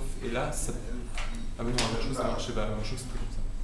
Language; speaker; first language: French; native; French